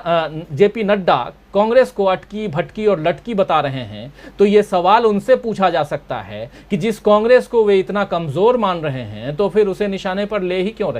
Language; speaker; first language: Hindi; native; Hindi